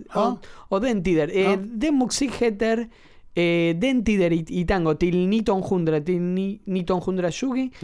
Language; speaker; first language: Swedish; non-native, learner; Spanish